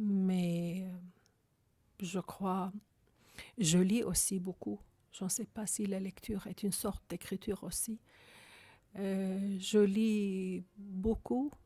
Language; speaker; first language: French; non-native, fluent; Arabic